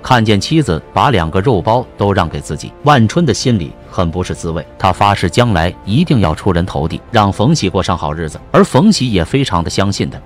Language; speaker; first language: Chinese; native; Chinese